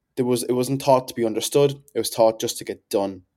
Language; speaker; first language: English; native; English